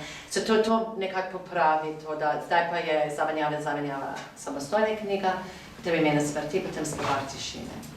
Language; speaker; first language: Slovenian; non-native, fluent; English